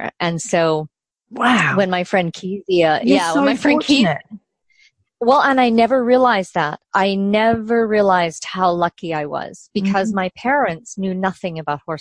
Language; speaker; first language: English; native; English